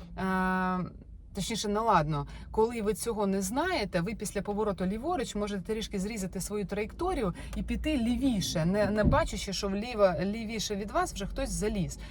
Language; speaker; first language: Ukrainian; non-native, local second language; Russian